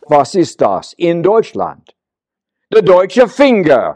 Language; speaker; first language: German; non-native, learner; English